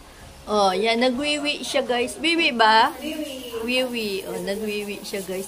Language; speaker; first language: Filipino; native; Filipino